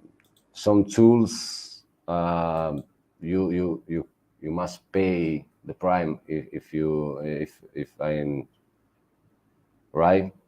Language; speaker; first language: English; non-native, learner; Italian